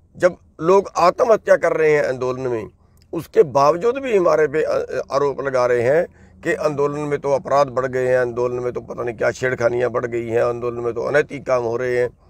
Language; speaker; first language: Hindi; non-native, local second language; Punjabi